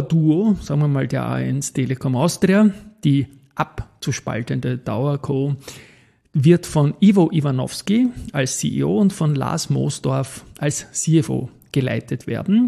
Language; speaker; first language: German; native; German